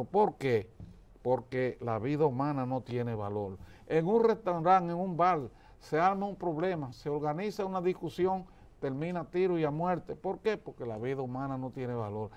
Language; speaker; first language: Spanish; native; Spanish